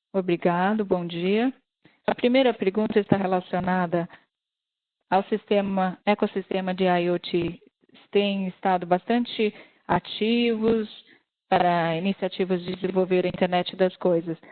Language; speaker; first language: Portuguese; non-native, fluent; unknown